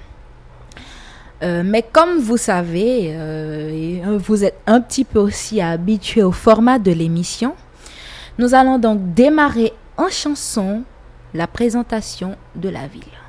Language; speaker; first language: French; native; French